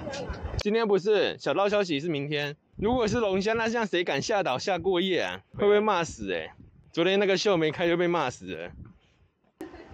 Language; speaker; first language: Chinese; native; Chinese